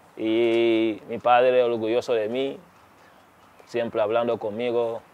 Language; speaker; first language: Spanish; non-native, fluent; Ganda